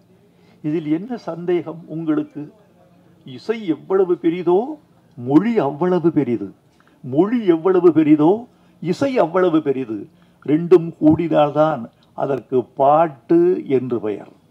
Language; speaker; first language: Tamil; native; Tamil